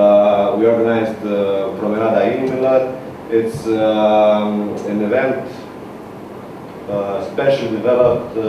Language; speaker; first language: English; non-native, learner; Romanian